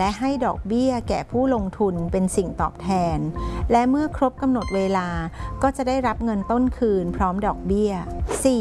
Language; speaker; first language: Thai; native; Thai